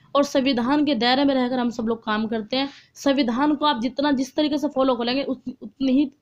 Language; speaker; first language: Hindi; native; Hindi